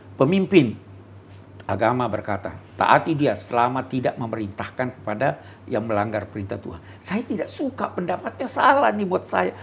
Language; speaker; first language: Indonesian; native; Indonesian